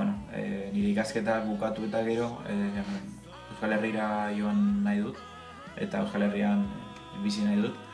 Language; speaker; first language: Basque; non-native, learner; Spanish